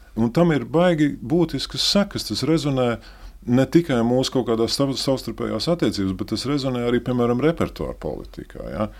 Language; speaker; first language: Latvian; native; Latvian